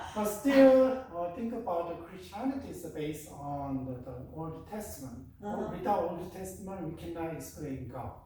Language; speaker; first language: English; non-native, fluent; Korean